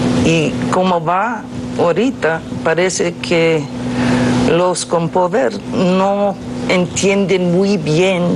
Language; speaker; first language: Spanish; non-native, fluent; English